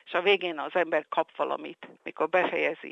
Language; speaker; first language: Hungarian; early bilingual, heritage; Hungarian